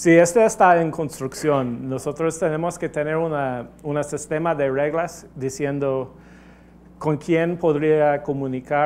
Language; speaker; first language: Spanish; non-native, fluent; English